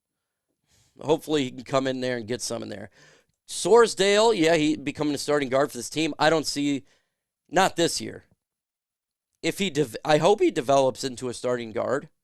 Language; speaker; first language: English; native; English